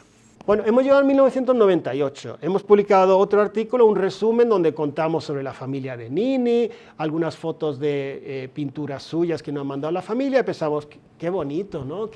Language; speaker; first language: Spanish; non-native, fluent; Swedish